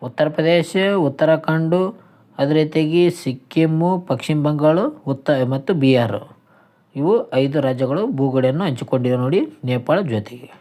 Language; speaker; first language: Kannada; native; Kannada